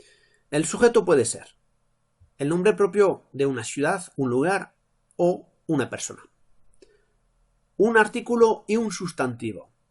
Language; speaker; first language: Spanish; non-native, fluent; French